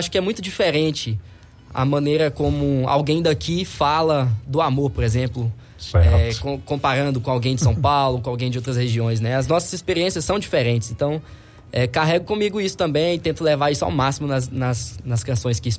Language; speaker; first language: Portuguese; native; Portuguese